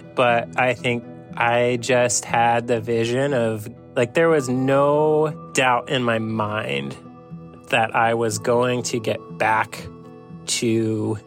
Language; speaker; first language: English; native; English